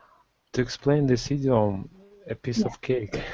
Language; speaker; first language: English; non-native, learner; Russian